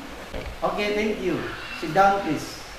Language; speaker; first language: English; non-native, learner; Indonesian